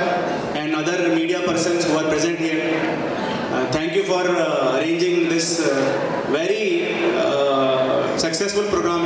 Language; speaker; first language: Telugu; non-native, fluent; Hindi